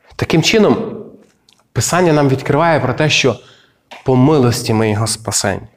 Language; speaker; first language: Ukrainian; native; Ukrainian